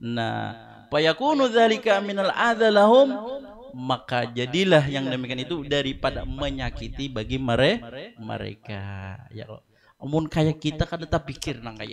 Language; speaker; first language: Indonesian; non-native, local second language; Banjar